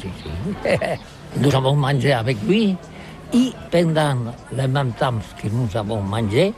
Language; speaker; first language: French; non-native, learner; Catalan